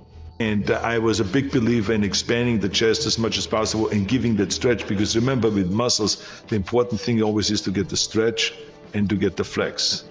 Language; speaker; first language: English; non-native, fluent; German